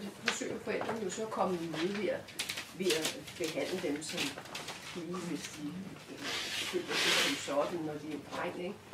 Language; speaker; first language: Danish; native; Danish